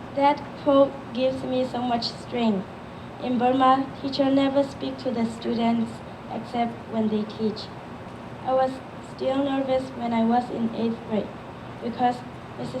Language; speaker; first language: English; early bilingual, other home language; Burmese